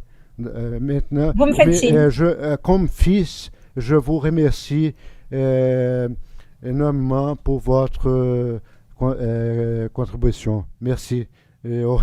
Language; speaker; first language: French; non-native, fluent; Portuguese